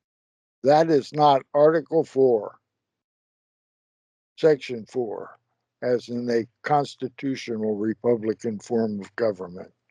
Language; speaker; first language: English; native; English